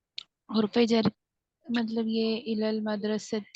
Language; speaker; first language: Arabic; non-native, learner; Urdu